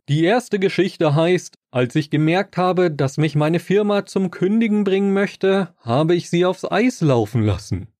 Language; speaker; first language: German; native; German